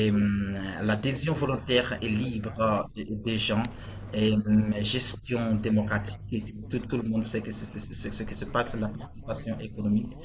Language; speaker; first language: French; non-native, fluent; Portuguese